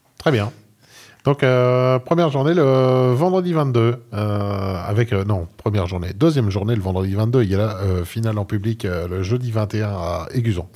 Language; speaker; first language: French; native; French